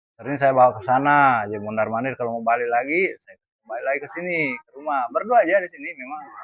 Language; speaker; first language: Indonesian; non-native, local second language; Buginese